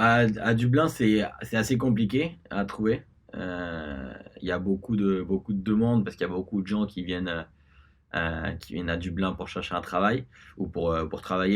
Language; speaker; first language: French; early bilingual, other home language; Spanish